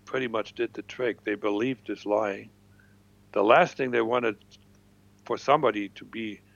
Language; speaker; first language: English; non-native, fluent; German